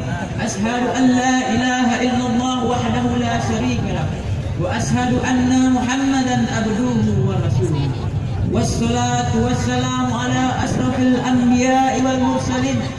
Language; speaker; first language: Arabic; non-native, learner; Indonesian